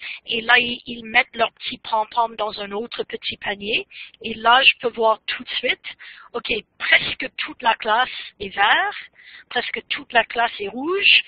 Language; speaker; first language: French; non-native, fluent; English